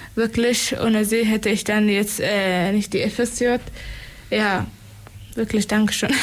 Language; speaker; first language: German; non-native, fluent; Tigrinya